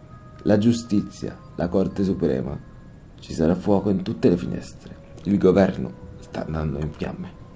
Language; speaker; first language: Italian; native; Italian